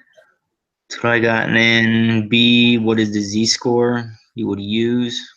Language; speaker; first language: English; native; English